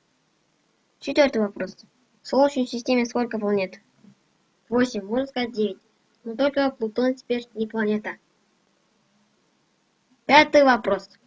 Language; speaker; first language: Russian; non-native, local second language; Kazakh